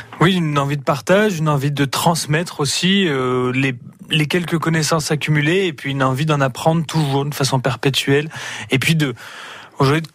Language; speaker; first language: French; native; French